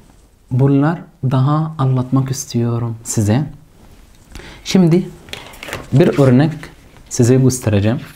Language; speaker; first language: Turkish; non-native, fluent; Arabic